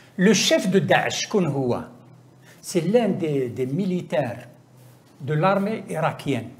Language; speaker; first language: French; non-native, local second language; Arabic